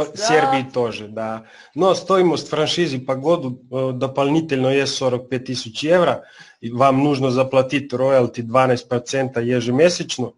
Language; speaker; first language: Russian; non-native, learner; Serbian